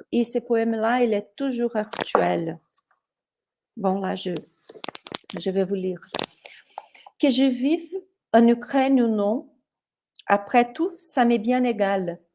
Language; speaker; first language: French; non-native, fluent; Portuguese